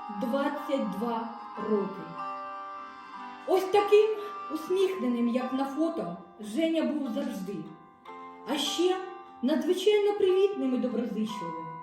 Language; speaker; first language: Ukrainian; native; Ukrainian